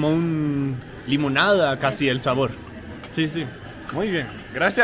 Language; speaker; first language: Spanish; non-native, learner; Danish